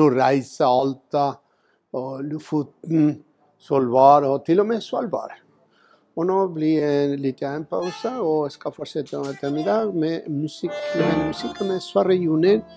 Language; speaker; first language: Norwegian; non-native, fluent; Spanish